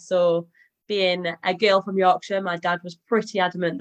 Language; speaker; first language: English; native; English